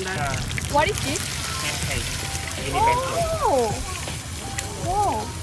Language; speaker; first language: English; non-native, learner; Korean